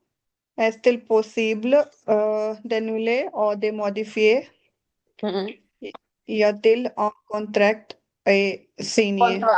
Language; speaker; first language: French; non-native, learner; Punjabi